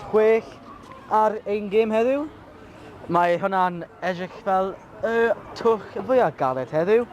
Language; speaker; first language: Welsh; non-native, local second language; English